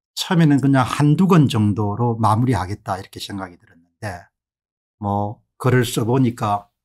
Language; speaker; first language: Korean; native; Korean